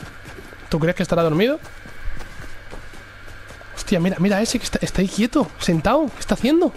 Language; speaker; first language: Spanish; native; Spanish